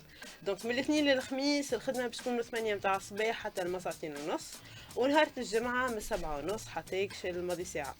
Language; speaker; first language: Arabic; native; Arabic